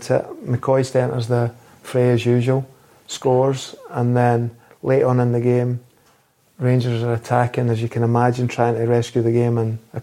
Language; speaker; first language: English; native; English